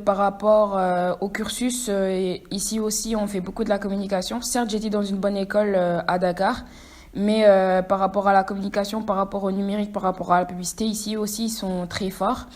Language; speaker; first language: French; non-native, local second language; Wolof